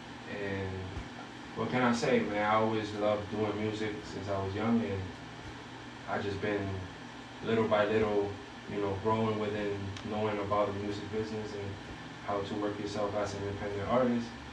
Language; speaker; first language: English; early bilingual, other home language; Spanish